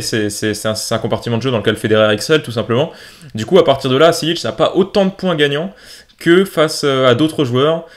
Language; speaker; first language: French; native; French